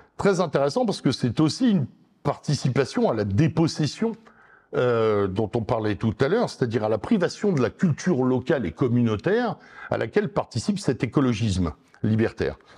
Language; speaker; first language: French; native; French